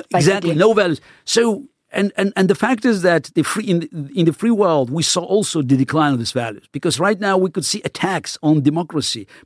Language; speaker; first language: English; non-native, fluent; Russian